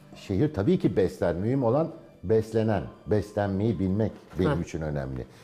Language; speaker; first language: Turkish; native; Turkish